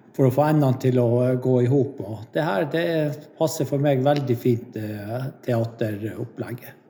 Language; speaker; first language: Norwegian; native; Norwegian